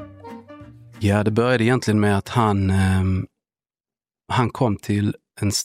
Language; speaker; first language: Swedish; native; Swedish